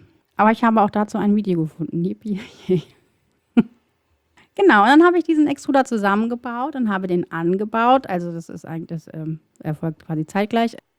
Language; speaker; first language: German; native; German